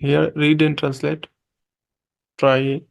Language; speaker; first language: English; non-native, local second language; Urdu